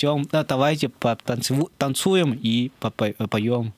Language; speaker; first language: Russian; non-native, learner; Chinese